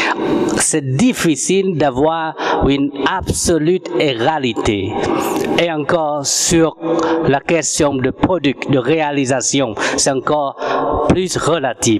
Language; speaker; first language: French; non-native, fluent; Vietnamese